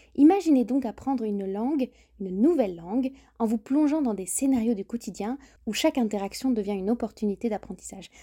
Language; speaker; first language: French; native; French